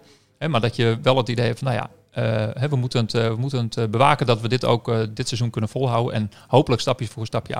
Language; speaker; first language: Dutch; native; Dutch